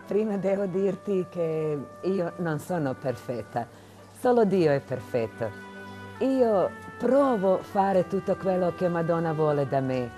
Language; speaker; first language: Italian; non-native, fluent; Croatian